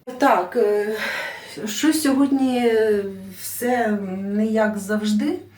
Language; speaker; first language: Ukrainian; non-native, local second language; Russian